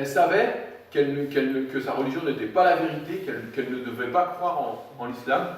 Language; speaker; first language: French; native; French